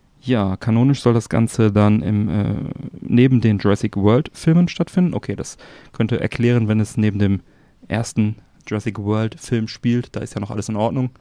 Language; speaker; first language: German; native; German